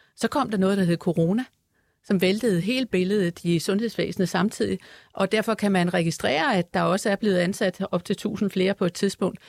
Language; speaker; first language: Danish; native; Danish